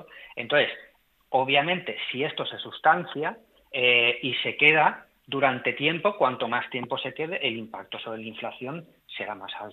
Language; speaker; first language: Spanish; native; Spanish